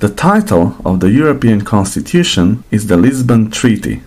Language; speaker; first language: English; non-native, fluent; Slovak